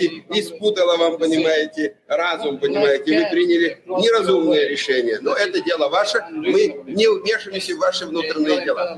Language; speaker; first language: Russian; native; Russian